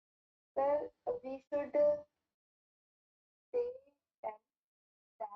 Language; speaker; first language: English; non-native, learner; Hindi